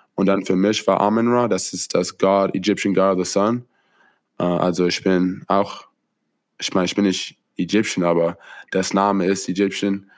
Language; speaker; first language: German; non-native, fluent; English